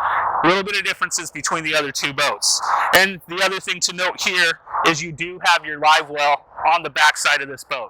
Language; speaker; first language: English; native; English